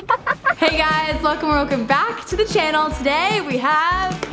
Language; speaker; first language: English; native; English